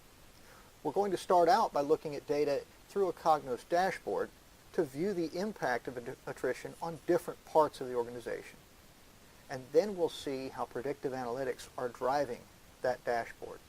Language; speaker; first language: English; native; English